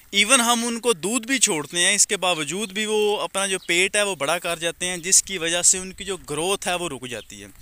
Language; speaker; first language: Urdu; non-native, local second language; Punjabi